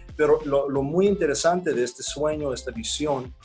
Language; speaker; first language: Spanish; early bilingual, heritage; Spanish